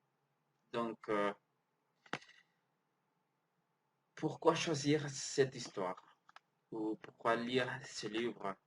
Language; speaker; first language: French; non-native, learner; Spanish